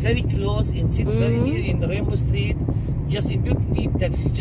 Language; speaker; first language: English; non-native, learner; Arabic